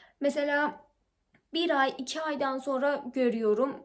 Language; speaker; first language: Turkish; non-native, learner; Persian